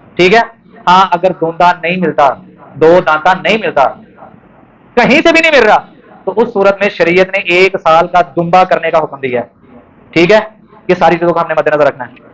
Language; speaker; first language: Urdu; non-native, local second language; Punjabi